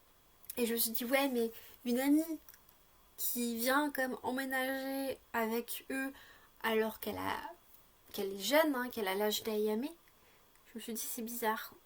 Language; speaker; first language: French; native; French